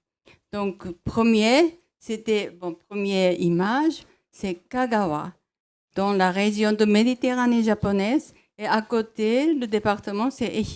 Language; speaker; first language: French; non-native, fluent; Japanese